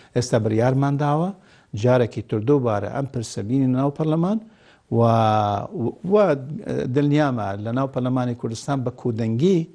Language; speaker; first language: Central Kurdish; non-native, local second language; Kurdish